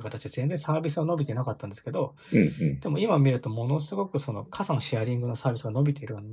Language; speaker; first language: Japanese; native; Japanese